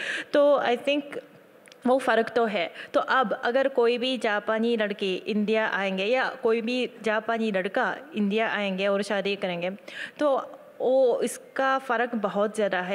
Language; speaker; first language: Hindi; non-native, learner; Japanese